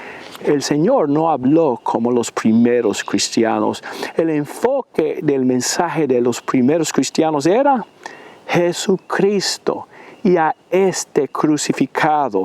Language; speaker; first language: Spanish; non-native, fluent; English